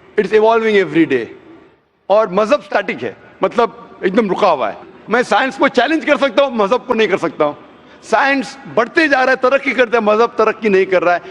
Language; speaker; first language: Hindi; non-native, local second language; Konkani